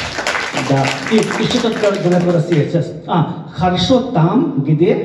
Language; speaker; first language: Russian; non-native, fluent; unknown